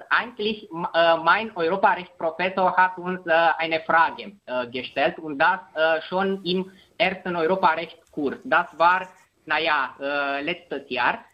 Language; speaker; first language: German; non-native, fluent; Romanian